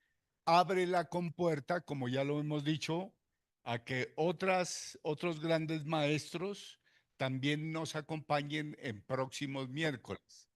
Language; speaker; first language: Spanish; native; Spanish